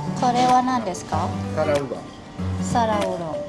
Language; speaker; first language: Japanese; non-native, learner; Thai